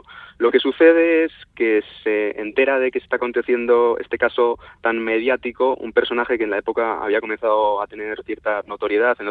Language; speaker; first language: Spanish; native; Spanish